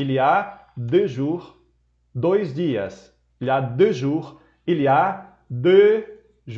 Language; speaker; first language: French; non-native, fluent; Portuguese